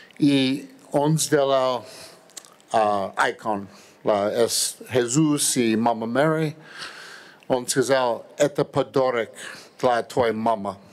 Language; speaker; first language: Russian; non-native, learner; English